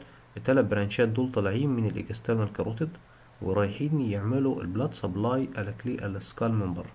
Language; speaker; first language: Arabic; native; Arabic